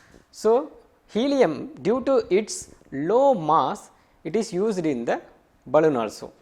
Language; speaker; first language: English; non-native, local second language; Tamil